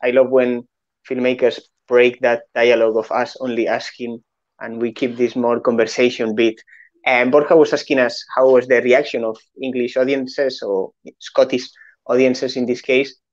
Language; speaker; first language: English; non-native, fluent; Spanish